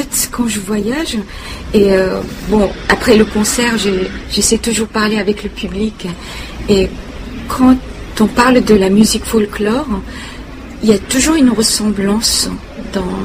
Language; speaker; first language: French; non-native, fluent; Korean